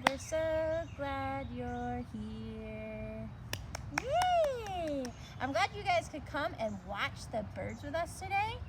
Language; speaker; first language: English; native; English